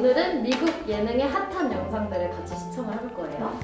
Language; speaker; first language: Korean; native; Korean